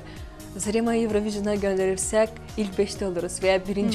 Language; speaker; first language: Turkish; non-native, fluent; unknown